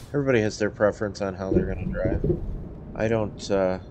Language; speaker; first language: English; native; English